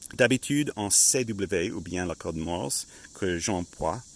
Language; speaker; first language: French; non-native, fluent; English